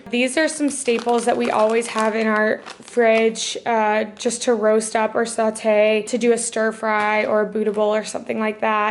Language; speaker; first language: English; native; English